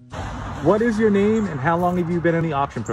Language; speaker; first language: English; native; English